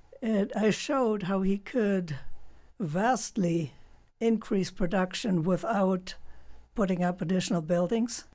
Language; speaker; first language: English; non-native, fluent; German